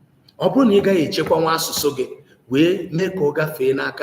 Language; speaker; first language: Igbo; native; Igbo